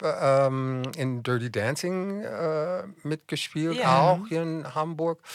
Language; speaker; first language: German; non-native, fluent; English